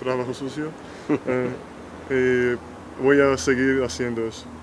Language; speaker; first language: Spanish; non-native, fluent; Georgian